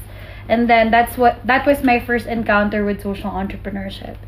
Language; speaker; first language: English; non-native, local second language; Filipino